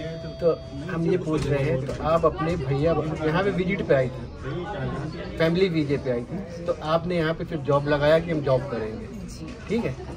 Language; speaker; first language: Hindi; native; Hindi